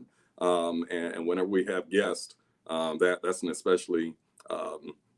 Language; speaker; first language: English; native; English